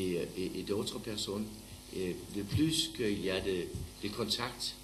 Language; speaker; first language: French; non-native, learner; Danish